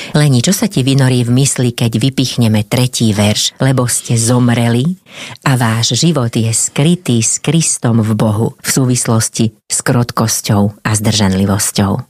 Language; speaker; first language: Slovak; native; Slovak